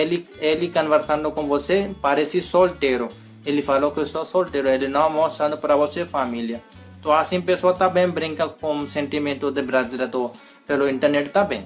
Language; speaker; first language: Portuguese; non-native, learner; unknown